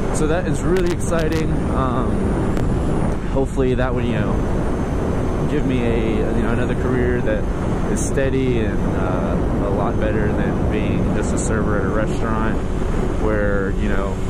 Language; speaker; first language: English; native; English